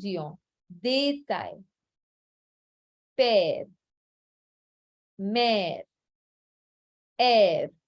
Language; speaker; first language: French; non-native, fluent; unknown